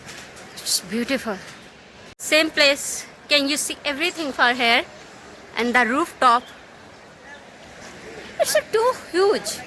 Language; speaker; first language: English; non-native, learner; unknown